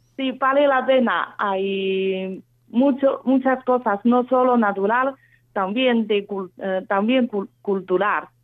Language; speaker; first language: Spanish; non-native, fluent; Chinese